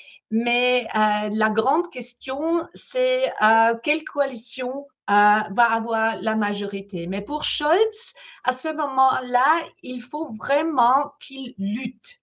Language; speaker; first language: French; non-native, fluent; German